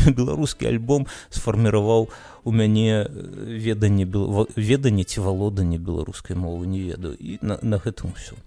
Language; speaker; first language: Belarusian; non-native, local second language; Russian